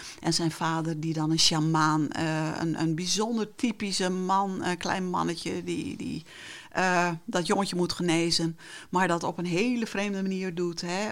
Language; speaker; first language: Dutch; non-native, local second language; Western Frisian